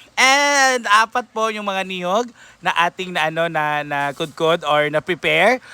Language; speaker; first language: Filipino; non-native, local second language; Cebuano